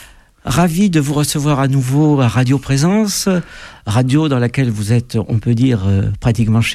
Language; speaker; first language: French; native; French